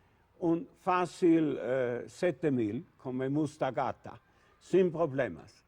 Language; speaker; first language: Spanish; non-native, learner; Italian